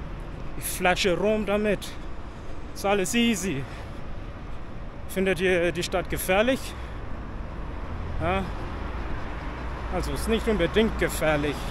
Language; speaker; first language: German; non-native, fluent; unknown